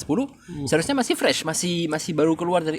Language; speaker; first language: Indonesian; non-native, fluent; French